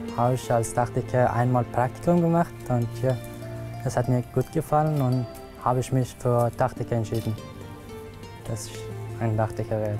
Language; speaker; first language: German; non-native, learner; Persian